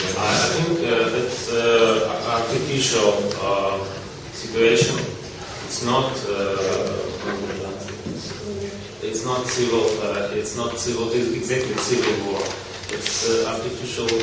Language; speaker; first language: English; non-native, learner; Russian